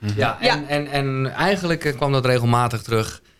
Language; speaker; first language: Dutch; native; Dutch